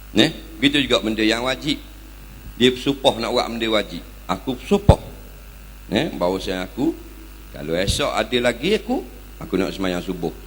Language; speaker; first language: Malay; native; Malay